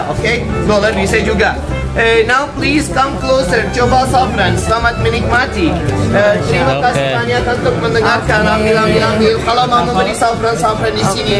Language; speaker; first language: Indonesian; non-native, fluent; Turkish